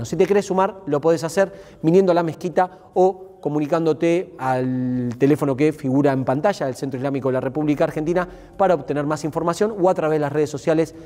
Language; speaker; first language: Spanish; native; Spanish